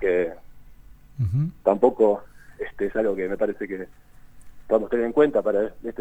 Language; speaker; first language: Spanish; native; Spanish